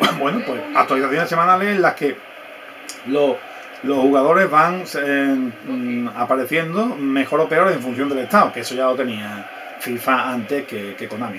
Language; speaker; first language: Spanish; native; Spanish